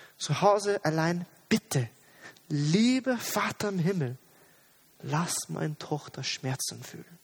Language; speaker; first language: German; non-native, fluent; English